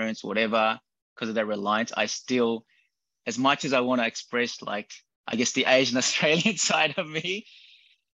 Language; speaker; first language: English; native; English